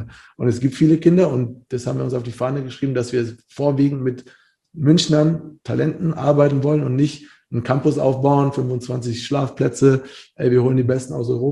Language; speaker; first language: German; native; German